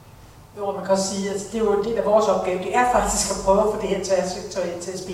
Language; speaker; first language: Danish; native; Danish